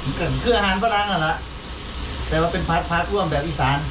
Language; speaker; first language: Thai; native; Thai